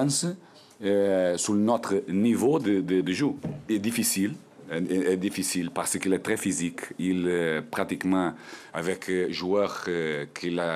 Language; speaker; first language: French; non-native, learner; Portuguese